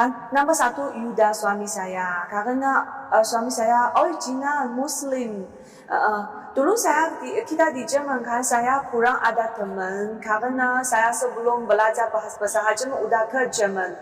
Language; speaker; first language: Indonesian; non-native, learner; Chinese